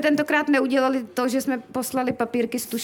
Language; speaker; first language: Czech; native; Czech